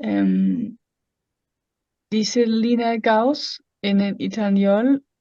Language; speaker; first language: Spanish; non-native, fluent; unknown